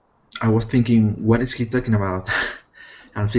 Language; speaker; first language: English; non-native, fluent; Spanish